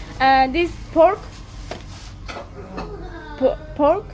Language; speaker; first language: English; non-native, learner; Turkish